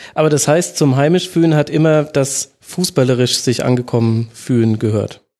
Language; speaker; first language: German; native; German